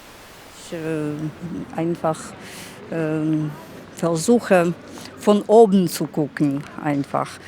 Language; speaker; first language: German; non-native, fluent; Russian